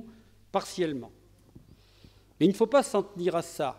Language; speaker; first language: French; native; French